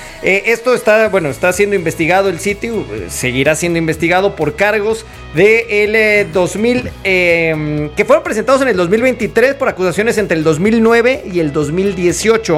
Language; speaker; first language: Spanish; native; Spanish